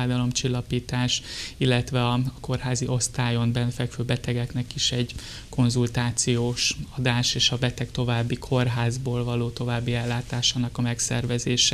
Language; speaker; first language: Hungarian; native; Hungarian